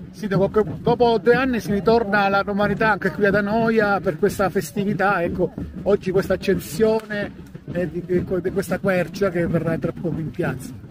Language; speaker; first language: Italian; native; Italian